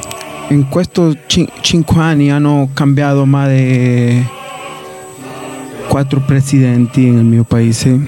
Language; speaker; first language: Italian; non-native, learner; Spanish